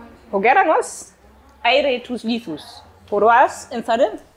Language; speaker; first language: Greek; non-native, fluent; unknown